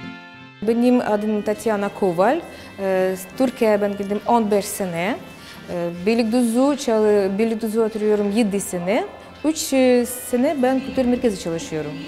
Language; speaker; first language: Turkish; non-native, learner; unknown